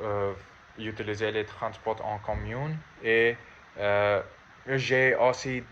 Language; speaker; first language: French; non-native, learner; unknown